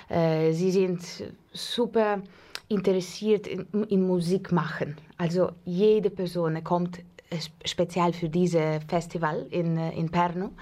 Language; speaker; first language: German; non-native, fluent; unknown